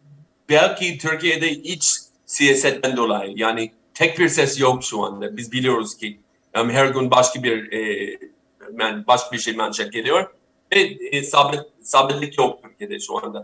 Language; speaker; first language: Turkish; non-native, fluent; English